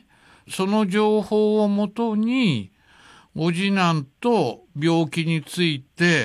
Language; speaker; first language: Japanese; native; Japanese